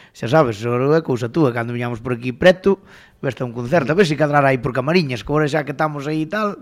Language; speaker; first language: Galician; native; Galician